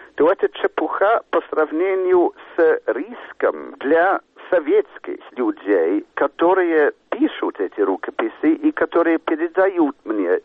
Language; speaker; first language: Russian; non-native, fluent; English